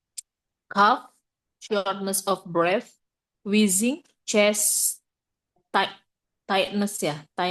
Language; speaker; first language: English; non-native, learner; Indonesian